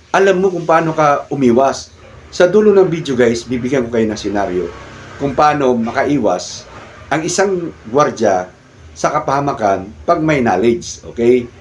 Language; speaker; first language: Filipino; non-native, local second language; Cebuano